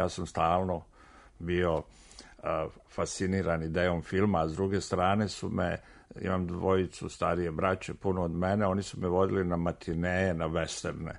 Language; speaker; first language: Serbian; native; Serbian